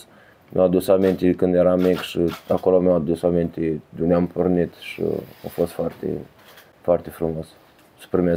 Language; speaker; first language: Romanian; early bilingual, heritage; Romanian